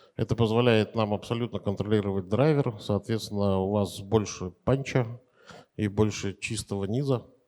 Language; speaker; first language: Russian; native; Russian